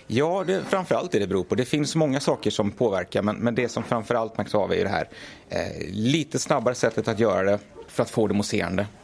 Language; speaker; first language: Swedish; native; Swedish